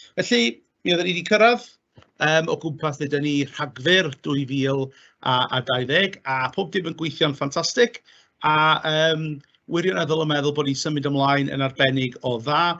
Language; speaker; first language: Welsh; native; Welsh